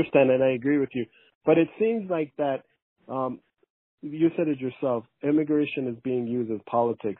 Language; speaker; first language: English; early bilingual, other home language; Persian